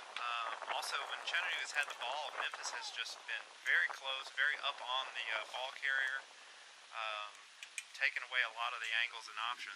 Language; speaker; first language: English; native; English